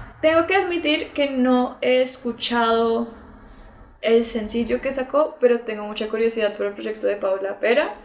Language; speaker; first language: Spanish; early bilingual, other home language; English